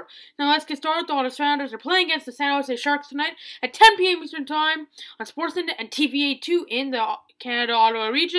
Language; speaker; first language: English; native; English